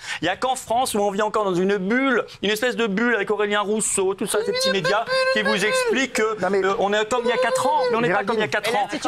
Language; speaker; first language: French; native; French